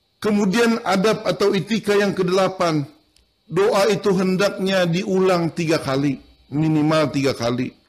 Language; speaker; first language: Indonesian; non-native, local second language; Banjar